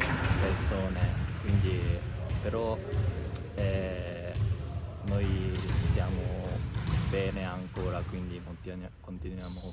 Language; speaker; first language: Italian; non-native, learner; Japanese